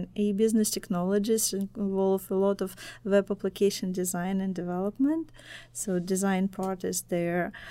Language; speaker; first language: English; non-native, fluent; Russian